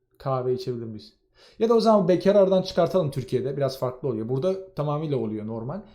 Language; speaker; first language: Turkish; native; Turkish